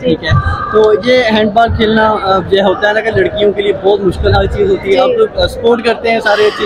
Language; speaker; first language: Urdu; non-native, local second language; Punjabi